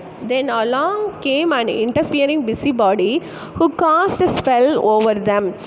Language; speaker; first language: English; non-native, local second language; Tamil